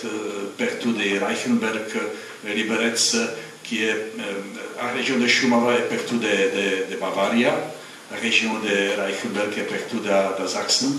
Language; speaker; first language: Portuguese; non-native, fluent; Czech